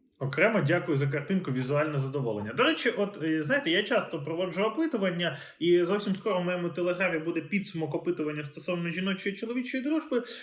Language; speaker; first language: Ukrainian; native; Ukrainian